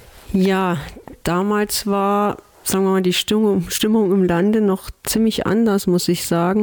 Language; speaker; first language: German; native; German